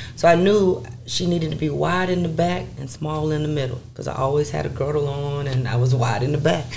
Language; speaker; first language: English; native; English